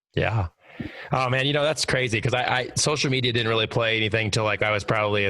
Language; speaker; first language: English; native; English